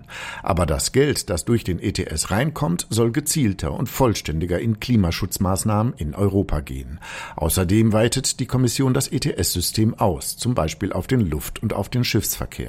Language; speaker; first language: German; native; German